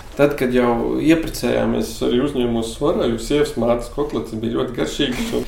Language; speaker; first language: Latvian; native; Latvian